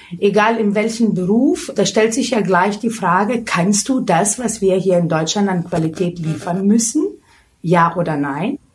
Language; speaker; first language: German; non-native, fluent; Lithuanian